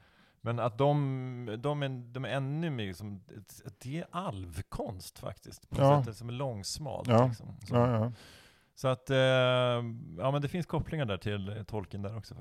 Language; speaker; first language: Swedish; native; Swedish